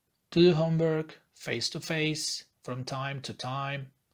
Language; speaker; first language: English; non-native, fluent; Azerbaijani